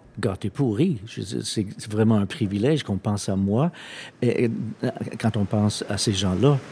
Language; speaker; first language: French; non-native, local second language; English